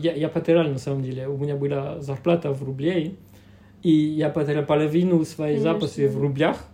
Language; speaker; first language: Russian; non-native, fluent; French